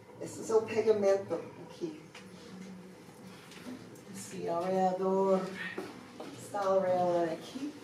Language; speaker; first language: Spanish; non-native, learner; English